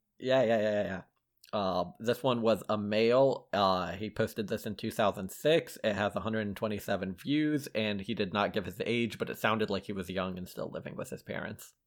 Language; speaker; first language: English; early bilingual, other home language; Arabic